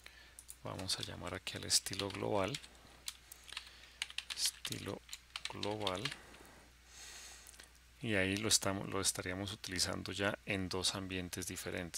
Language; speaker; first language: Spanish; native; Spanish